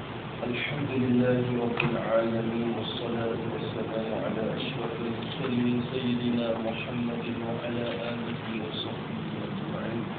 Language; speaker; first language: Arabic; non-native, fluent; Malay